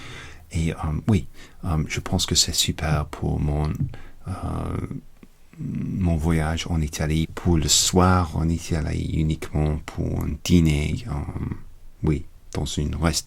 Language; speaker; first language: French; non-native, learner; English